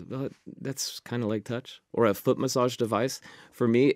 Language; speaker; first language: English; native; English